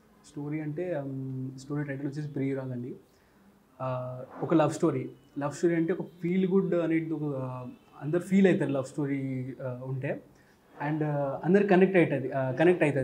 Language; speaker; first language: Telugu; non-native, local second language; Hindi